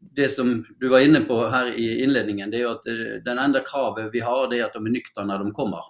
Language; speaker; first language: Swedish; non-native, fluent; Norwegian